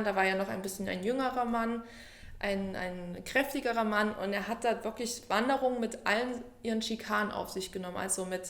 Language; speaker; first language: German; native; German